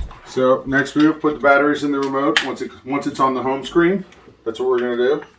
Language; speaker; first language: English; native; English